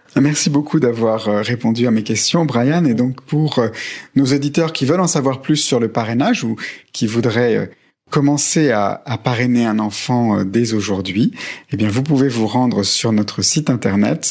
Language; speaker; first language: French; native; French